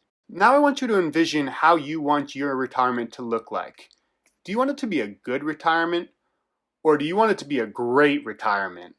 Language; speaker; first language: English; native; English